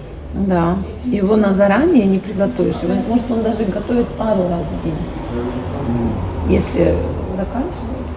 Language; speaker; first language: Russian; native; Russian